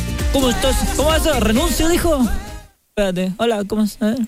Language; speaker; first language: Spanish; native; Spanish